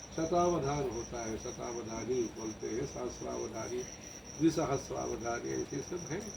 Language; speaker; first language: Hindi; non-native, local second language; Tamil